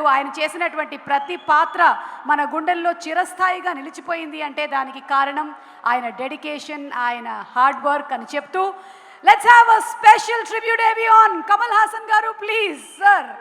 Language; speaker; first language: Telugu; native; Telugu